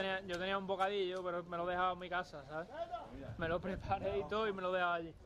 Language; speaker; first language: Spanish; native; Spanish